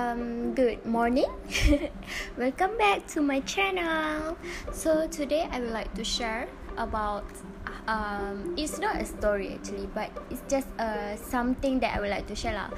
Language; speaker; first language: English; non-native, learner; Malay